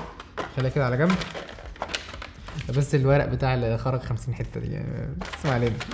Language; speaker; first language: Arabic; native; Arabic